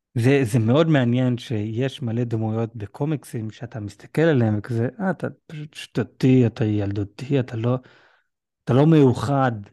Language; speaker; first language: Hebrew; native; Hebrew